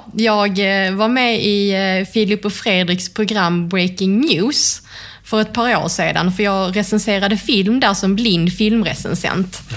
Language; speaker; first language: Swedish; native; Swedish